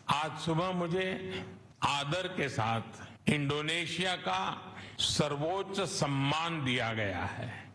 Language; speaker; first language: Hindi; non-native, local second language; Gujarati